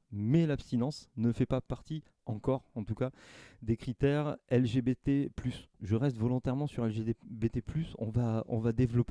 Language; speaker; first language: French; native; French